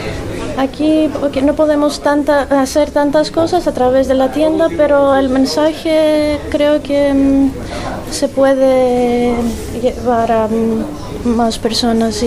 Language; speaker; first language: Spanish; non-native, fluent; Greek